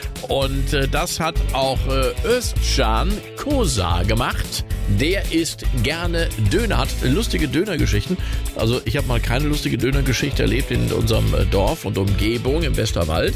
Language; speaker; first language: German; native; German